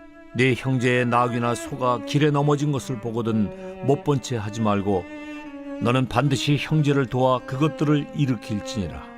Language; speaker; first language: Korean; native; Korean